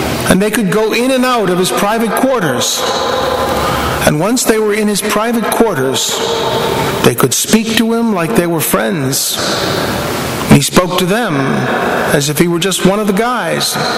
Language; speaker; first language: English; native; English